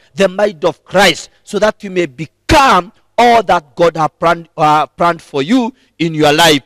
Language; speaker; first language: English; non-native, local second language; Swahili